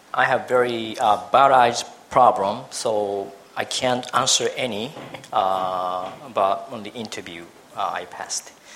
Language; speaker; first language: English; non-native, fluent; Japanese